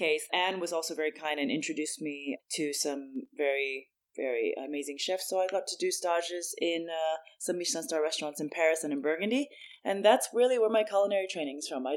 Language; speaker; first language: English; native; English